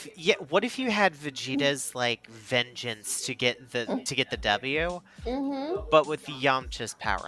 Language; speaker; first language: English; native; English